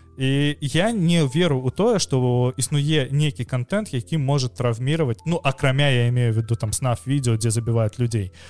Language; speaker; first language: Belarusian; non-native, local second language; Russian